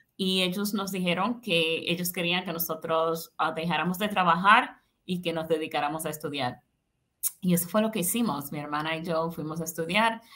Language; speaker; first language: Spanish; native; Spanish